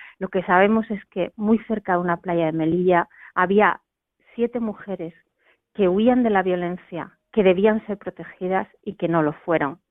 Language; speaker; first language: Spanish; native; Spanish